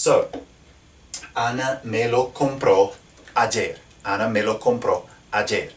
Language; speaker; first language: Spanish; non-native, fluent; English